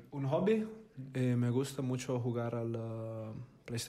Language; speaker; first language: Spanish; non-native, fluent; Italian